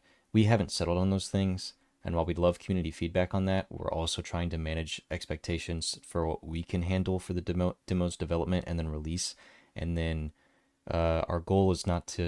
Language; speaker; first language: English; native; English